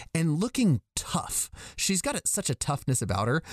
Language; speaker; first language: English; native; English